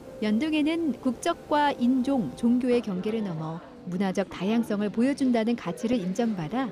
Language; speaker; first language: Korean; native; Korean